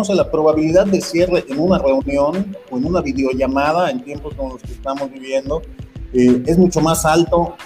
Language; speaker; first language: Spanish; native; Spanish